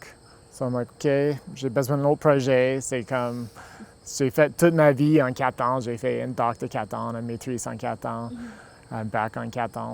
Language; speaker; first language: French; non-native, local second language; English